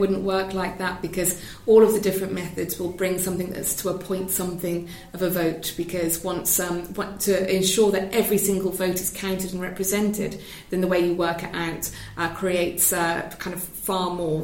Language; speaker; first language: English; native; English